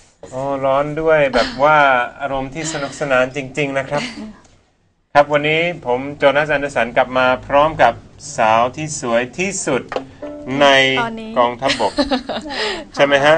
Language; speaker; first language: Thai; non-native, fluent; Swedish